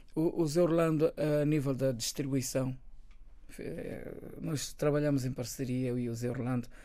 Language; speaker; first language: Portuguese; non-native, local second language; Kabuverdianu